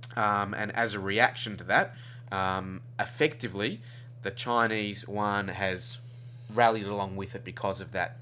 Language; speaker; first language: English; native; English